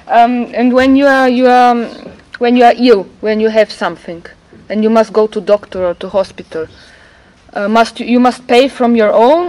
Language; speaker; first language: English; non-native, learner; German